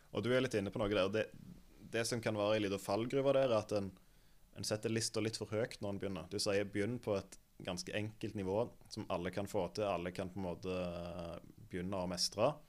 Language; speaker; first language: Norwegian; native; Norwegian